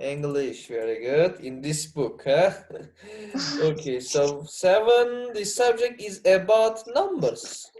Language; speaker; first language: English; non-native, fluent; Turkish